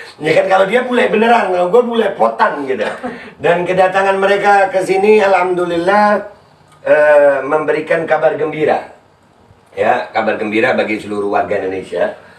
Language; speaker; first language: Indonesian; native; Indonesian